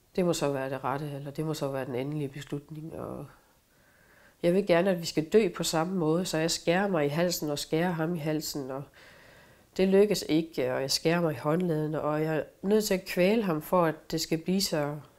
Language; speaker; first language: Danish; native; Danish